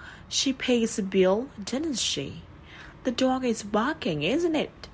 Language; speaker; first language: English; non-native, fluent; Vietnamese